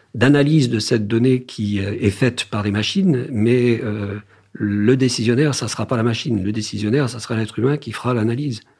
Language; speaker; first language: French; native; French